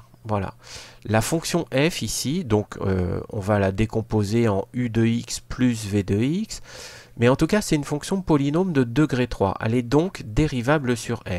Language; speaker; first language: French; native; French